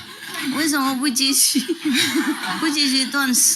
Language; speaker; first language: Chinese; non-native, fluent; Vietnamese